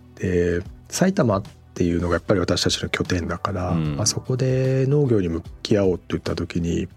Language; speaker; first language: Japanese; native; Japanese